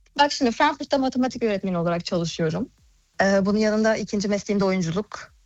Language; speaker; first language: Turkish; early bilingual, heritage; Turkish